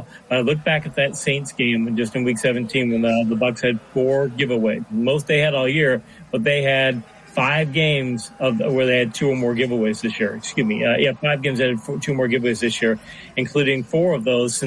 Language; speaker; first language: English; native; English